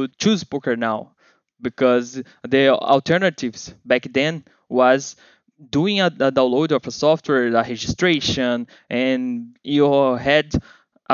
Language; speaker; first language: English; non-native, fluent; Portuguese